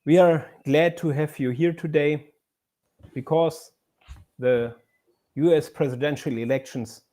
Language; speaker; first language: English; non-native, fluent; German